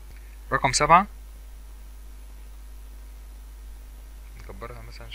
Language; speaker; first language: Arabic; native; Arabic